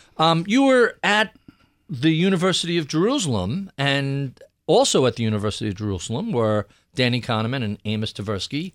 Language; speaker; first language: English; native; English